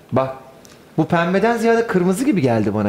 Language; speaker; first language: Turkish; native; Turkish